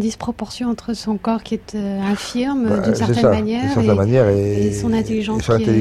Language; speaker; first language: French; native; French